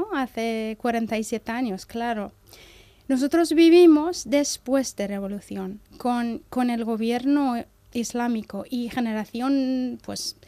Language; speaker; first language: Spanish; non-native, fluent; Persian